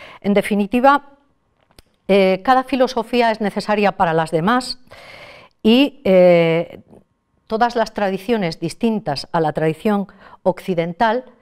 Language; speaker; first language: Spanish; native; Spanish